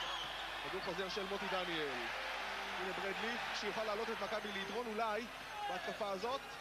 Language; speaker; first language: Hebrew; native; Hebrew